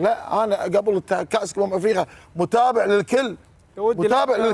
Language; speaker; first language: Arabic; native; Arabic